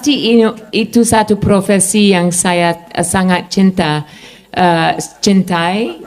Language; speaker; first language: Indonesian; non-native, fluent; English